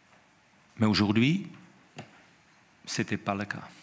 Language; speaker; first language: French; non-native, fluent; Dutch